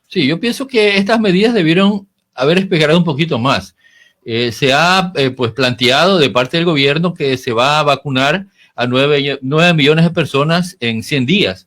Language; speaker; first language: Spanish; native; Spanish